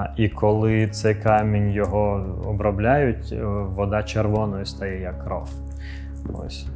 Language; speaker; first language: Ukrainian; non-native, local second language; Crimean Tatar